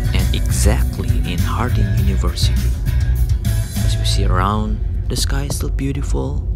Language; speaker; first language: English; non-native, fluent; Indonesian